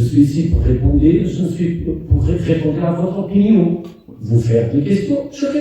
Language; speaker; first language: French; non-native, fluent; Portuguese